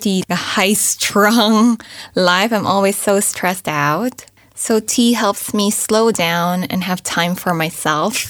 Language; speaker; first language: English; native; English